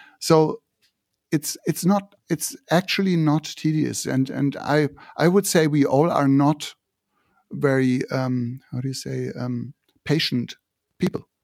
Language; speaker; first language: English; non-native, fluent; German